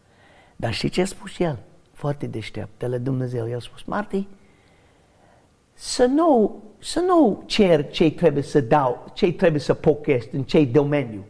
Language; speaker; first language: Romanian; non-native, learner; English